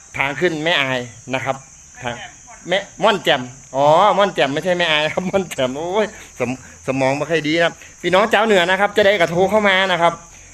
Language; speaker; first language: Thai; native; Thai